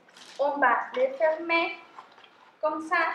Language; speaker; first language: French; non-native, fluent; Spanish